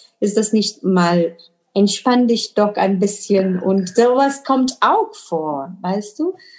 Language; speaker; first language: German; non-native, fluent; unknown